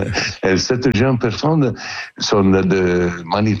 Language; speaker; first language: French; non-native, fluent; Italian